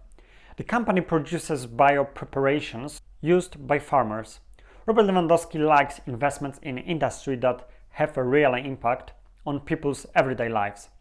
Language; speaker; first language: English; non-native, fluent; Polish